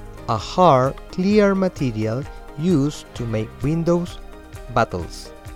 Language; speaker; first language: English; non-native, fluent; Spanish